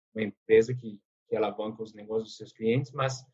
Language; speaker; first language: Portuguese; non-native, fluent; French